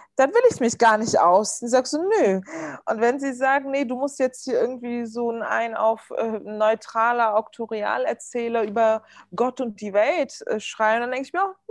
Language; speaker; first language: German; early bilingual, other home language; Turkish